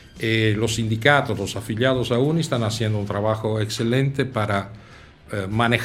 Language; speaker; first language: Spanish; non-native, fluent; Italian